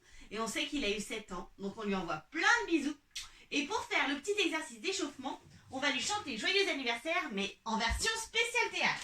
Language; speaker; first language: French; native; French